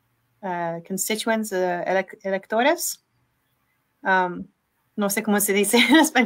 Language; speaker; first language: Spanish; non-native, learner; English